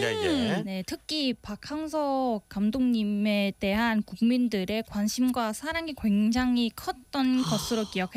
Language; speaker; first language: Korean; non-native, fluent; Vietnamese